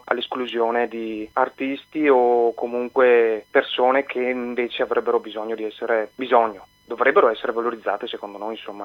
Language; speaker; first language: Italian; native; Italian